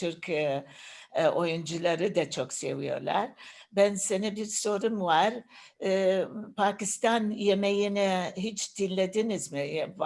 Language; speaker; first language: Turkish; non-native, learner; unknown